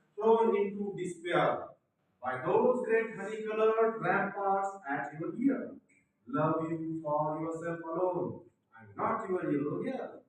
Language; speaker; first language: English; non-native, local second language; Marathi